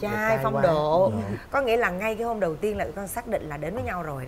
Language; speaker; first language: Vietnamese; native; Vietnamese